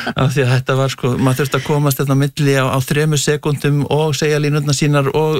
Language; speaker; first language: Icelandic; native; Icelandic